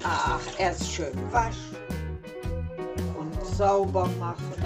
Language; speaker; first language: German; non-native, learner; Thai